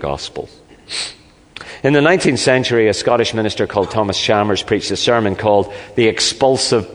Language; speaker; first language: English; native; English